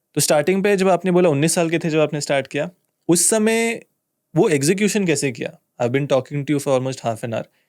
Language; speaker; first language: Hindi; native; Hindi